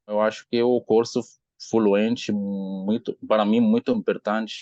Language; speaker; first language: Portuguese; non-native, learner; Arabic